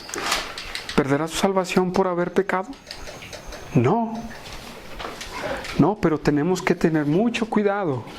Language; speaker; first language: Spanish; native; Spanish